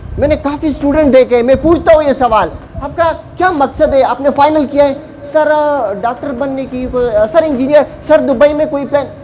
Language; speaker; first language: Urdu; non-native, local second language; Pashto